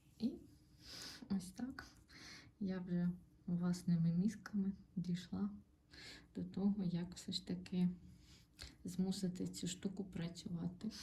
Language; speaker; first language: Ukrainian; non-native, local second language; Russian